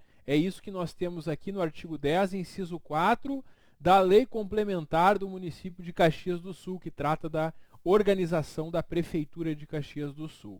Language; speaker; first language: Portuguese; native; Portuguese